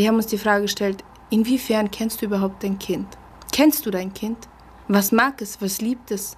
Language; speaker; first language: German; early bilingual, other home language; Russian